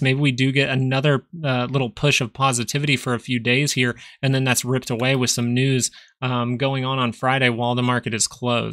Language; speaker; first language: English; native; English